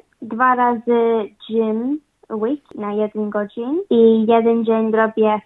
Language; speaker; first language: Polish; early bilingual, heritage; English